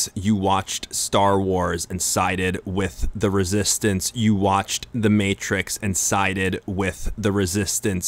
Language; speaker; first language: English; native; English